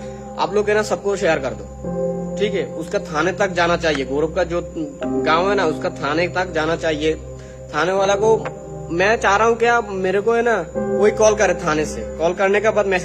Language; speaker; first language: Hindi; non-native, fluent; Bangla